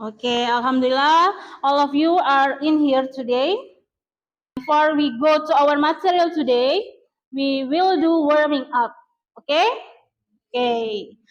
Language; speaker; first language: English; non-native, learner; Indonesian